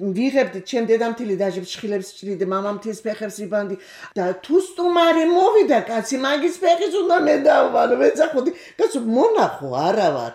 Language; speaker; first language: Georgian; non-native, local second language; Kurdish